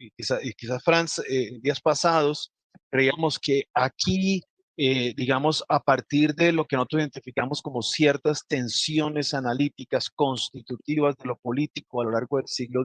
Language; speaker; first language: Spanish; native; Spanish